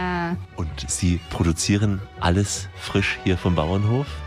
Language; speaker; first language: German; native; German